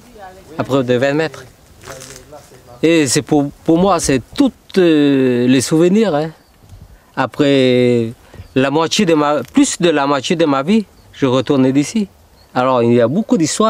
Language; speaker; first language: French; early bilingual, heritage; Vietnamese